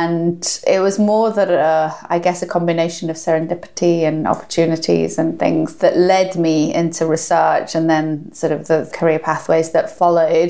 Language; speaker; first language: English; native; English